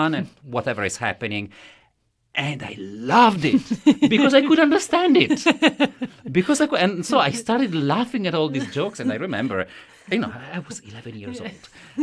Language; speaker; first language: English; non-native, fluent; Italian